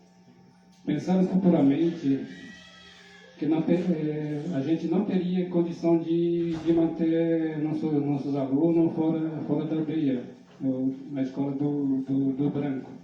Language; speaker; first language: Portuguese; non-native, local second language; Guarani